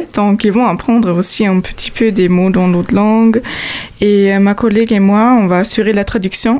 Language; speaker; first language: French; non-native, fluent; German